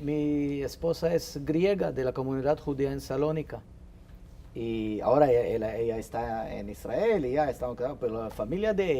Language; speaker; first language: Spanish; non-native, fluent; Hebrew